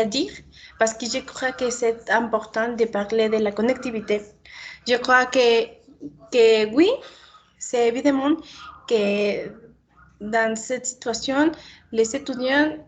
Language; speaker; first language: French; non-native, learner; Spanish